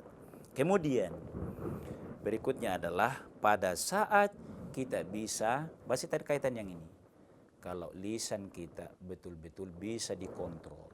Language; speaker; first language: Indonesian; native; Indonesian